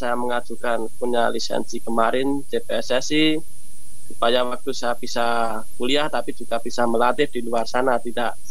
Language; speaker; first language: Indonesian; native; Indonesian